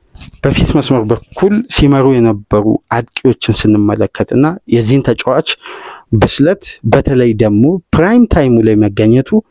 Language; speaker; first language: Amharic; native; Amharic